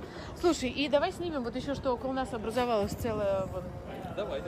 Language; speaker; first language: Russian; native; Russian